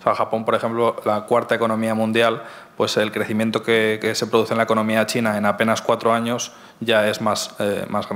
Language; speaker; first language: Spanish; native; Spanish